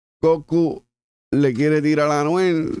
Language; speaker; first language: Spanish; native; Spanish